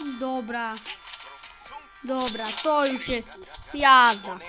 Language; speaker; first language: Polish; native; Polish